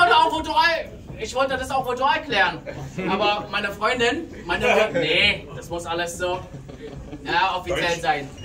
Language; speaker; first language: German; non-native, fluent; Vietnamese